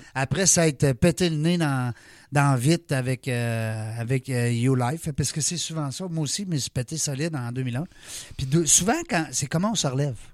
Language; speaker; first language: French; native; French